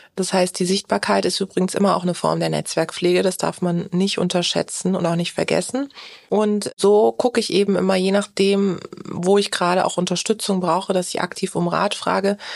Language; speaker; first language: German; early bilingual, other home language; Turkish